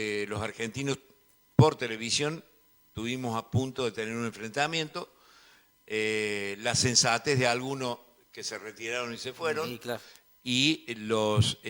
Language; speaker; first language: Spanish; native; Spanish